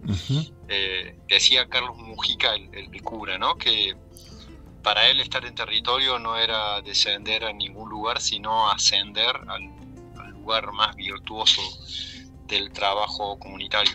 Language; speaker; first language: Spanish; native; Spanish